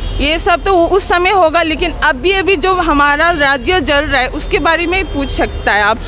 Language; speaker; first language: Hindi; non-native, local second language; Manipuri